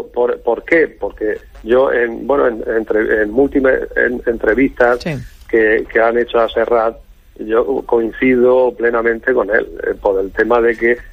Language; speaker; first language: Spanish; native; Spanish